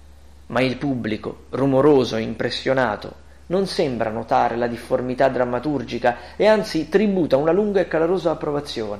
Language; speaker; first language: Italian; native; Italian